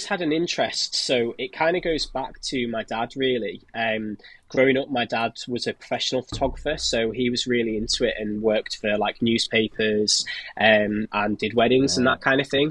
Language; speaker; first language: English; native; English